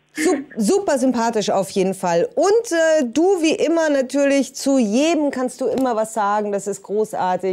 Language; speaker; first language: German; native; German